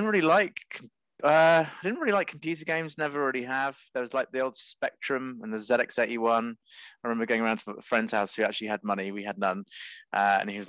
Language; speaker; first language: English; native; English